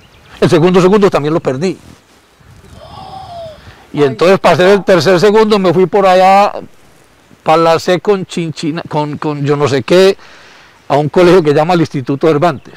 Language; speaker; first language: Spanish; native; Spanish